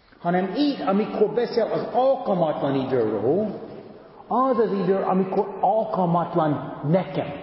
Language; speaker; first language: Hungarian; non-native, fluent; English